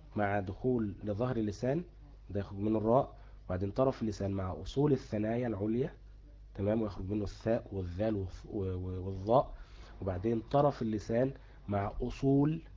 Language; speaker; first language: Arabic; native; Arabic